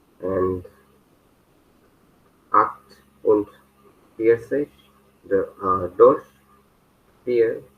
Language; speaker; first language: German; non-native, learner; Hindi